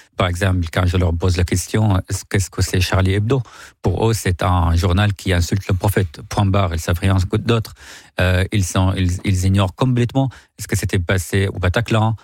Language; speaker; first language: French; non-native, fluent; Arabic